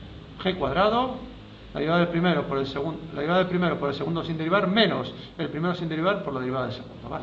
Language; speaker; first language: Spanish; native; Spanish